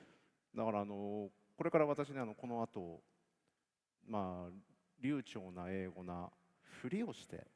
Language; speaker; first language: Japanese; native; Japanese